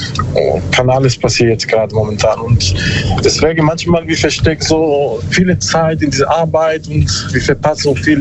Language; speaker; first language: German; non-native, learner; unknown